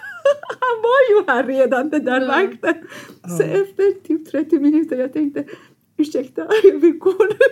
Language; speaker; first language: Swedish; non-native, fluent; Persian